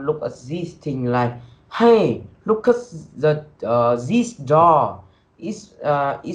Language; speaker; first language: English; non-native, learner; Vietnamese